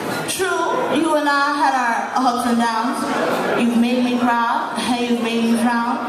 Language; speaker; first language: English; native; English